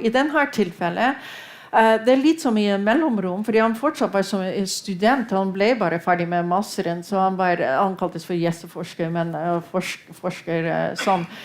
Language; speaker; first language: Norwegian; non-native, fluent; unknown